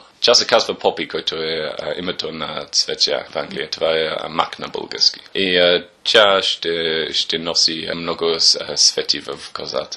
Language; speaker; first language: Bulgarian; non-native, learner; English